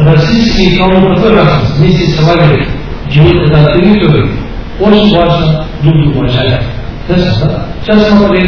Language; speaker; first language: Russian; non-native, learner; Tibetan